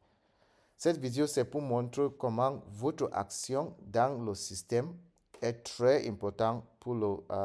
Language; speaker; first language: French; non-native, fluent; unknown